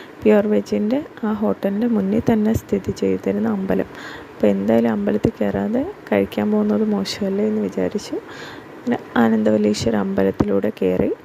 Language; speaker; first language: Malayalam; native; Malayalam